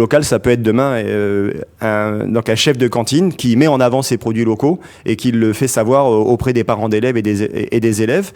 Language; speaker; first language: French; native; French